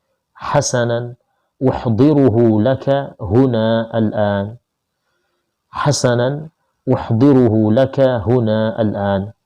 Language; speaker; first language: Arabic; non-native, fluent; Indonesian